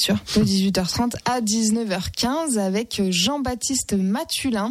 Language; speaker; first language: French; native; French